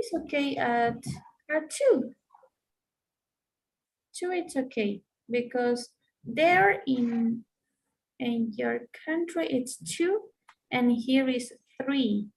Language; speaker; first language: English; non-native, fluent; Spanish